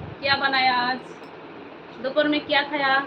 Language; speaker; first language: Hindi; non-native, local second language; Bangla